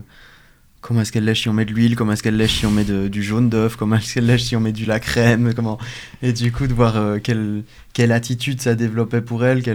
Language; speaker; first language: French; native; French